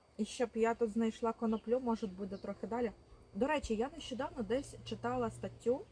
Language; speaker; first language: Ukrainian; native; Ukrainian